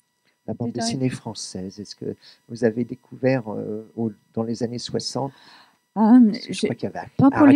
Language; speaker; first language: French; native; French